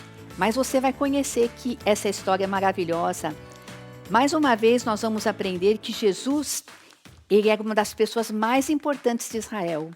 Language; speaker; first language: Portuguese; native; Portuguese